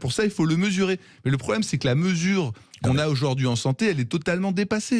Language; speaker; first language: French; native; French